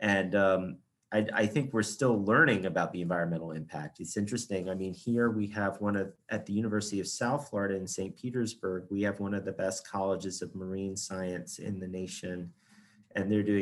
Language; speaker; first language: English; native; English